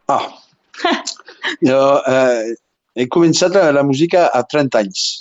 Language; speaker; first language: Catalan; non-native, local second language; French